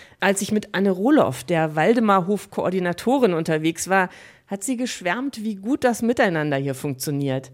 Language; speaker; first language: German; native; German